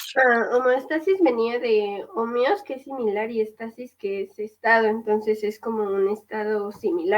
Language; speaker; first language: Spanish; native; Spanish